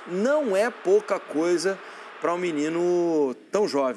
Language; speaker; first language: Portuguese; native; Portuguese